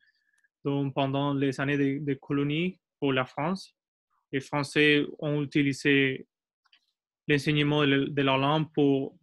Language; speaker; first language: French; non-native, learner; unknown